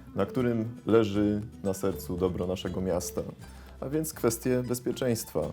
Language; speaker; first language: Polish; native; Polish